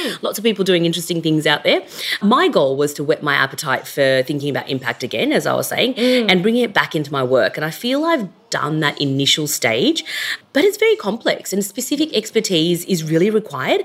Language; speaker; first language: English; native; English